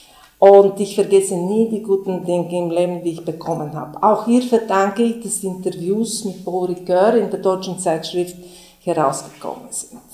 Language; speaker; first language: German; non-native, fluent; Bulgarian